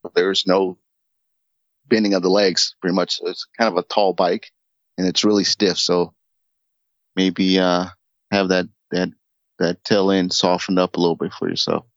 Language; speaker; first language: English; native; English